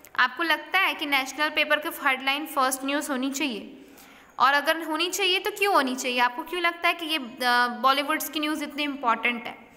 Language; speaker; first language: Hindi; native; Hindi